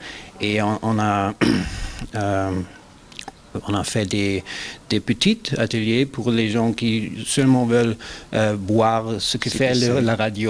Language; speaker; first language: French; non-native, learner; German